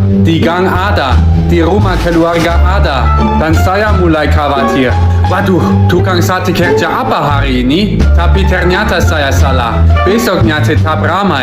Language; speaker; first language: Indonesian; non-native, fluent; German